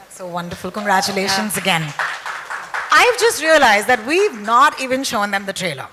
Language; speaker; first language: English; non-native, local second language; Hindi